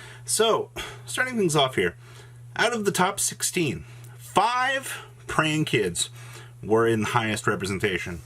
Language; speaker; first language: English; native; English